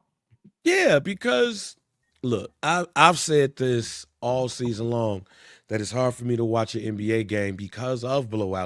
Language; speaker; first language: English; native; English